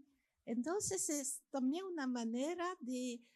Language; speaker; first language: Spanish; non-native, fluent; French